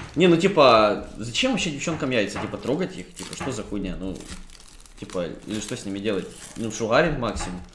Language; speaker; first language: Russian; native; Russian